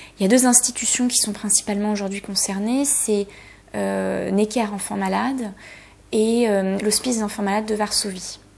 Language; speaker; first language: French; early bilingual, other home language; Polish